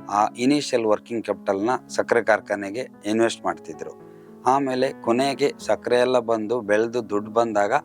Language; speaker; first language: Kannada; native; Kannada